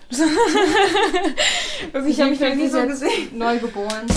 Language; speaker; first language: German; native; German